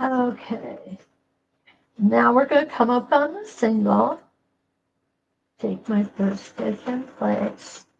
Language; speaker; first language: English; native; English